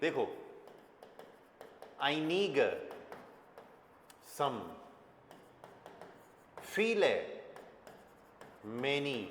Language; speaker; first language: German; non-native, fluent; Hindi